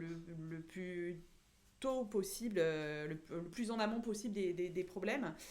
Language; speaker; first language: French; native; French